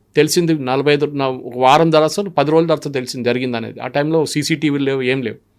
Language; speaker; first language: Telugu; non-native, local second language; Malayalam